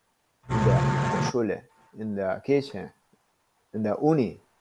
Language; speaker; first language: German; non-native, fluent; Spanish